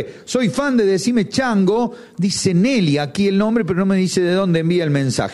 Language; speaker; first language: Spanish; native; Spanish